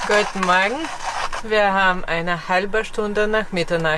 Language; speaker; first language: German; non-native, fluent; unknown